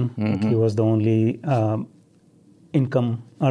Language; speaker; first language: English; non-native, local second language; Marathi